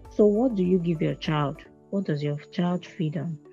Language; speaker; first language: English; non-native, local second language; Igbo